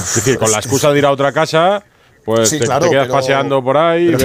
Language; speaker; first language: Spanish; native; Spanish